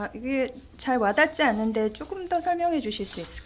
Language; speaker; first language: Korean; native; Korean